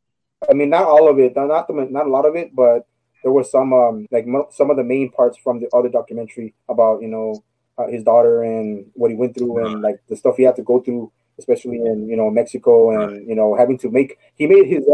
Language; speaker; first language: English; native; English